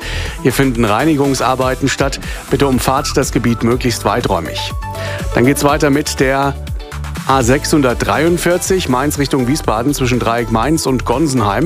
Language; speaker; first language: German; native; German